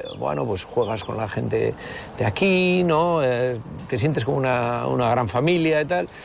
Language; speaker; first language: Spanish; native; Spanish